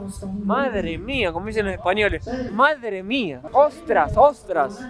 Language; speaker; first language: Spanish; native; Spanish